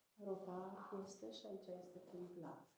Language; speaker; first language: Romanian; non-native, local second language; Hungarian